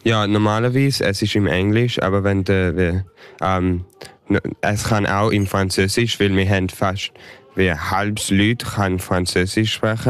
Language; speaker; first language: German; early bilingual, heritage; English